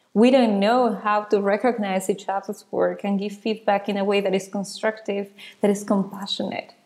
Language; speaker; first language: English; non-native, fluent; Spanish